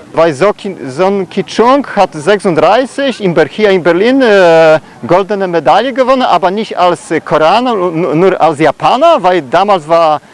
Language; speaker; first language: German; non-native, fluent; Polish